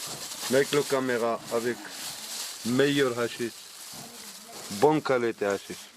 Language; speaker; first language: French; non-native, learner; Arabic